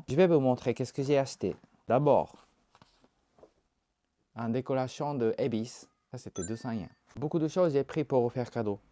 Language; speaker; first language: French; non-native, learner; Japanese